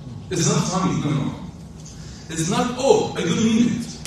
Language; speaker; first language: English; non-native, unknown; Arabic